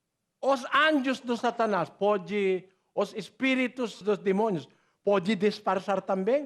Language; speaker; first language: Portuguese; non-native, learner; Filipino